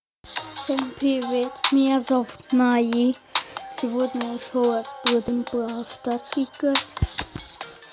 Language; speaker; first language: Russian; non-native, learner; Azerbaijani